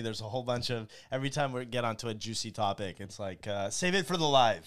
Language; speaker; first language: English; native; English